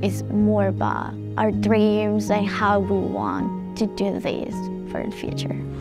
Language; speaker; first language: English; non-native, fluent; Spanish